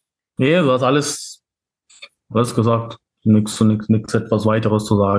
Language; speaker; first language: German; non-native, fluent; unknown